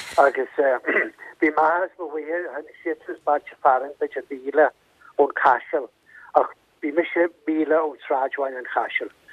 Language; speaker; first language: Irish; native; Irish